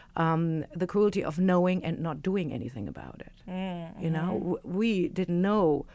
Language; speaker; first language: English; non-native, fluent; German